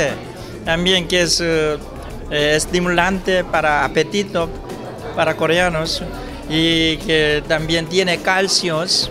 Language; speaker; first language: Spanish; non-native, learner; Korean